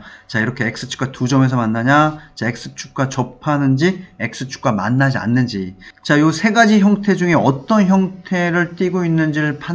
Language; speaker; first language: Korean; native; Korean